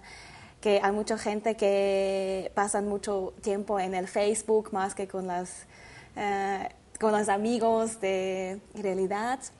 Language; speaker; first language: Spanish; non-native, learner; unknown